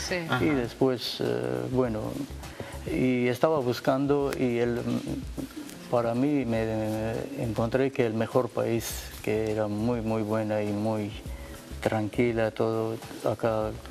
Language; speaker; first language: Spanish; non-native, learner; Armenian